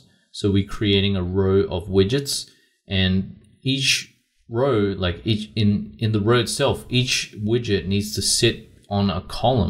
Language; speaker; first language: English; native; English